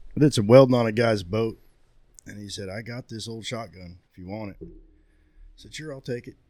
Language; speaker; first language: English; native; English